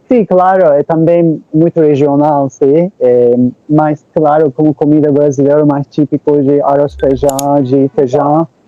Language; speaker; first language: Portuguese; non-native, learner; Turkish